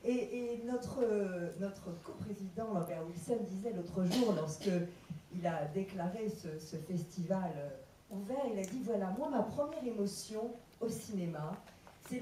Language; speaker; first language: French; native; French